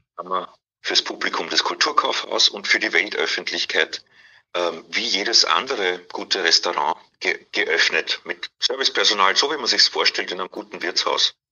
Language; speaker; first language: German; native; German